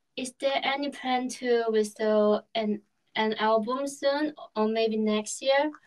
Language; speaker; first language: English; non-native, learner; Korean